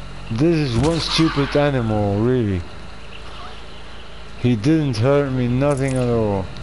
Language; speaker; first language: English; non-native, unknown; Dutch